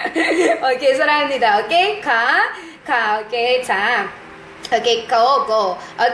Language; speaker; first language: Korean; non-native, fluent; Iloko